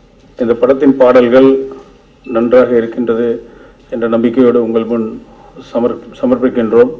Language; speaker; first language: Tamil; native; Tamil